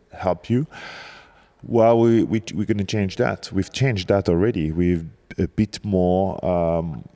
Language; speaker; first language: English; non-native, fluent; French